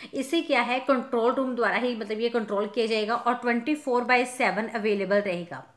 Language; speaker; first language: Hindi; non-native, local second language; Punjabi